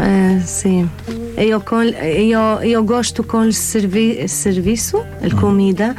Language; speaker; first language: Portuguese; non-native, learner; Arabic